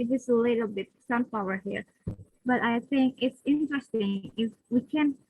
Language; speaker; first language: English; non-native, learner; Indonesian